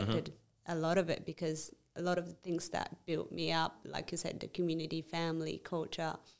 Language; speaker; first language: English; non-native, fluent; Amharic